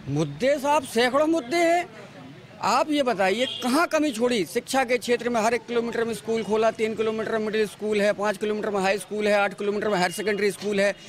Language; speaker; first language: Hindi; native; Hindi